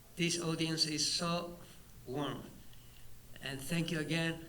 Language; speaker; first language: English; non-native, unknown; Spanish